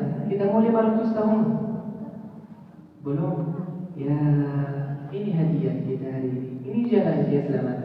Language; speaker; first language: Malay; non-native, learner; Arabic